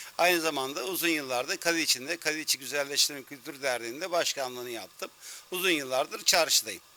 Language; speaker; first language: Turkish; native; Turkish